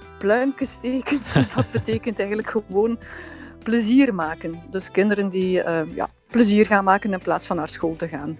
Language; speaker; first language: Dutch; native; Dutch